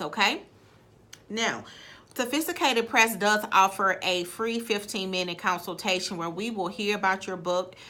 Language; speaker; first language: English; native; English